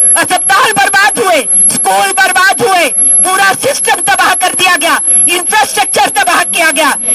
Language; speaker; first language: Hindi; native; Hindi